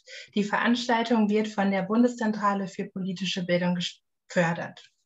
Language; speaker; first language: German; native; German